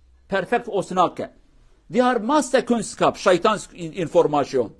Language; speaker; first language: Norwegian; non-native, learner; Kurdish